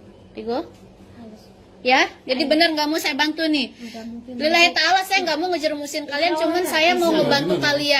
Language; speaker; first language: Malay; non-native, local second language; Sundanese